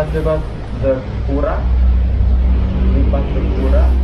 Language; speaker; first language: Polish; non-native, learner; Balinese